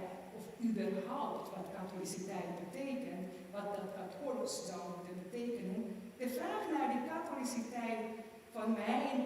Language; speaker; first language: Dutch; non-native, fluent; German